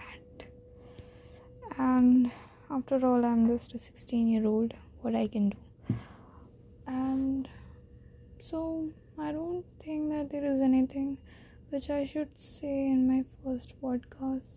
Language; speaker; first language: English; non-native, local second language; Hindi